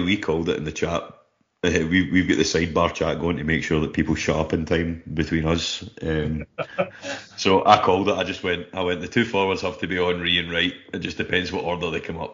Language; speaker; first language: English; native; English